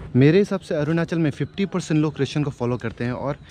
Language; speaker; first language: Hindi; non-native, local second language; Adi